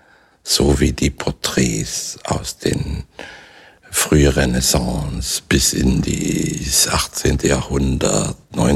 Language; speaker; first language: German; non-native, fluent; Swedish